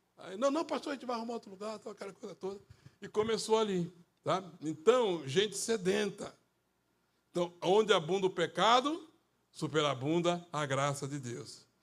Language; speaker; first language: Portuguese; native; Portuguese